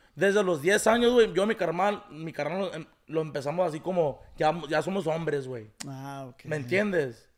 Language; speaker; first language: Spanish; early bilingual, heritage; Spanish